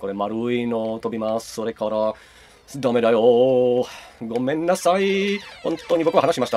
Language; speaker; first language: Japanese; non-native, learner; Czech